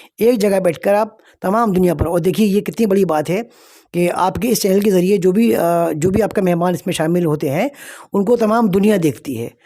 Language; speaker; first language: Urdu; native; Urdu